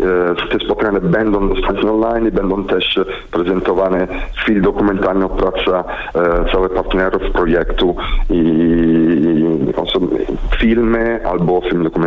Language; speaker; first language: Polish; non-native, learner; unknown